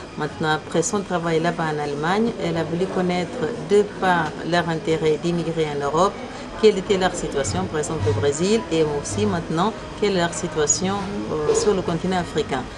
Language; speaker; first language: French; early bilingual, other home language; Kabuverdianu